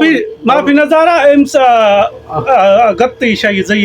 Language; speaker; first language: Arabic; non-native, learner; Urdu